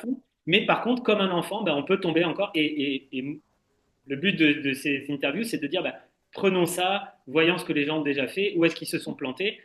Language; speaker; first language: French; native; French